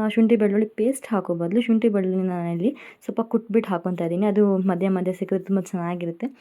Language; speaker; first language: Kannada; non-native, local second language; Konkani